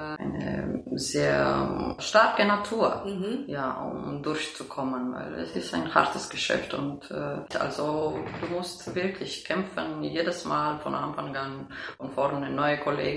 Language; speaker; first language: German; non-native, fluent; Romanian